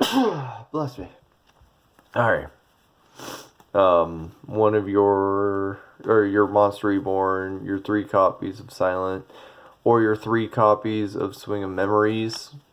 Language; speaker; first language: English; native; English